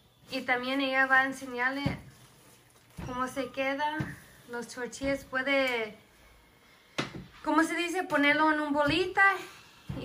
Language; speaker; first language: Spanish; early bilingual, other home language; English